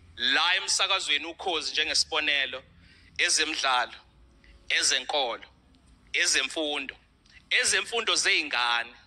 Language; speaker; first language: Zulu; native; Zulu